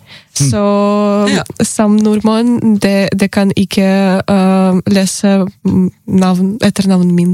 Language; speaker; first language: Norwegian; non-native, learner; Ukrainian